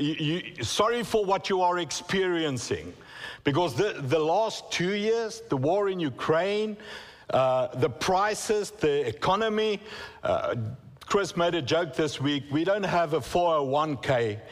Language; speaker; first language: English; non-native, local second language; Afrikaans